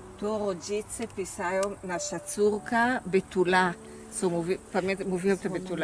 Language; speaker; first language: Polish; early bilingual, heritage; Hebrew